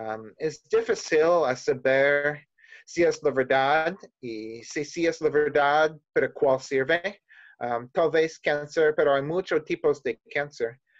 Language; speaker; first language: Spanish; non-native, learner; English